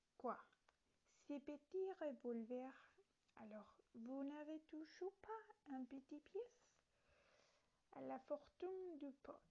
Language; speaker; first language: French; non-native, learner; Italian